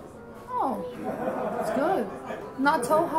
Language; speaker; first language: English; non-native, fluent; Portuguese